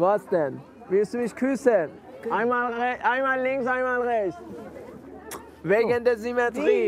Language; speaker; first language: German; non-native, learner; Persian